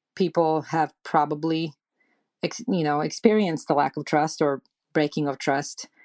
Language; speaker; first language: English; non-native, fluent; Serbian